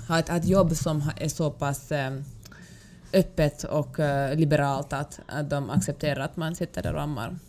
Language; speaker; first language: Swedish; native; Swedish